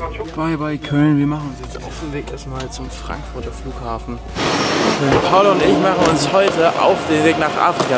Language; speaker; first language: German; native; German